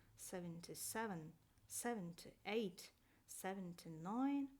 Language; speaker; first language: English; non-native, fluent; Azerbaijani